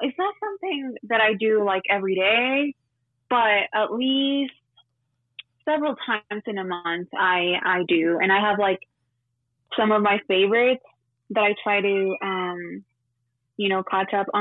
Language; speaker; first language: English; non-native, fluent; Spanish